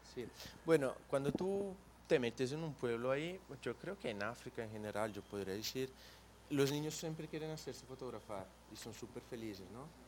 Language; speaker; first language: Spanish; non-native, fluent; Portuguese